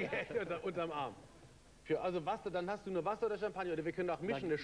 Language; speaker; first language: German; native; German